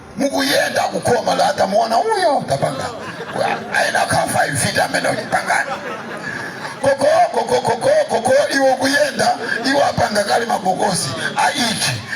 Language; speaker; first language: Nyanja; non-native, local second language; Tumbuka